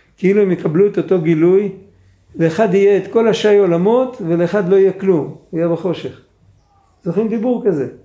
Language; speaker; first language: Hebrew; non-native, fluent; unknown